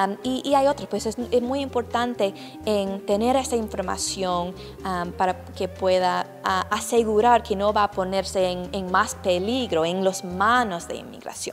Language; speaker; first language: Spanish; non-native, fluent; English